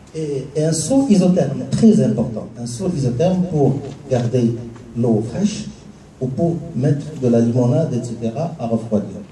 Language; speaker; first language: French; non-native, local second language; Arabic